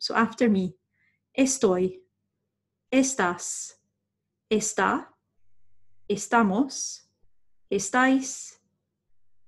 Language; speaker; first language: Spanish; non-native, fluent; English